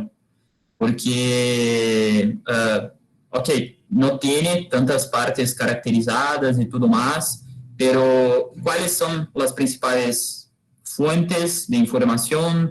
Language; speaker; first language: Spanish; non-native, learner; Portuguese